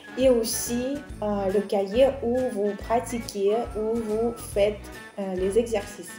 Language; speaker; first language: French; non-native, fluent; Russian